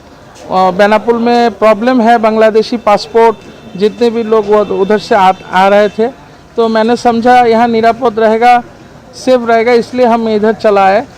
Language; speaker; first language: Hindi; non-native, learner; Bangla